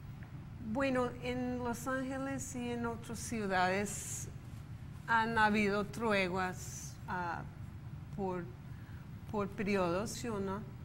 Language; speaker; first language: Spanish; non-native, fluent; English